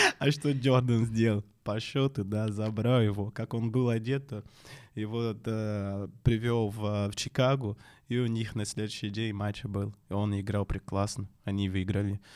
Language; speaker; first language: Russian; non-native, fluent; Portuguese